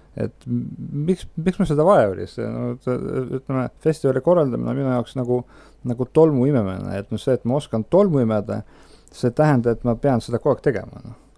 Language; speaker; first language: Estonian; non-native, local second language; Russian